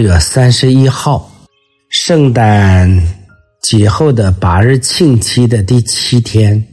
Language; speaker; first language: Chinese; native; Chinese